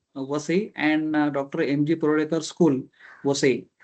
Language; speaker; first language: English; non-native, local second language; Marathi